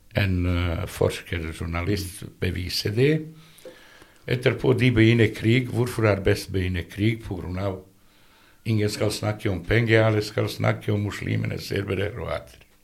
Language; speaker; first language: Norwegian; non-native, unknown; Bosnian